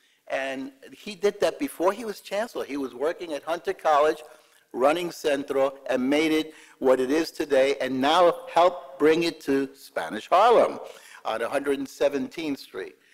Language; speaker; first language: English; early bilingual, other home language; Spanish